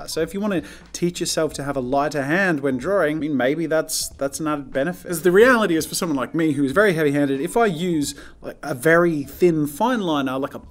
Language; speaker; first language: English; native; English